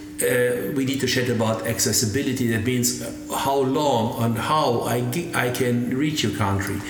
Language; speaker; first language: English; non-native, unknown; German